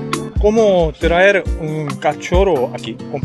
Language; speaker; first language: Spanish; non-native, learner; Korean